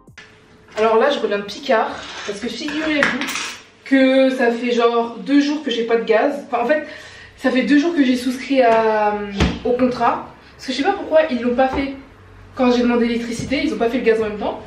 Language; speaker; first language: French; native; French